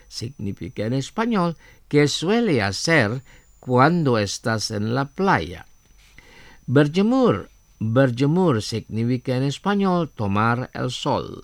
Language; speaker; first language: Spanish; non-native, fluent; Indonesian